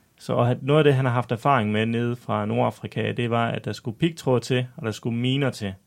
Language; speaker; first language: Danish; native; Danish